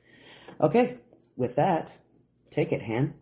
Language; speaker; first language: English; native; English